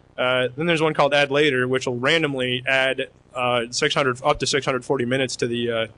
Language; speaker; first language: English; native; English